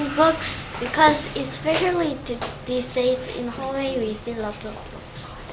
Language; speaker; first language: English; non-native, learner; Korean